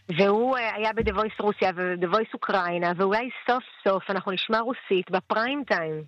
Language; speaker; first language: Hebrew; early bilingual, other home language; Russian